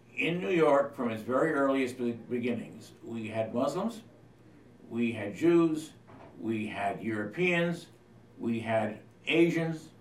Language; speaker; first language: English; native; English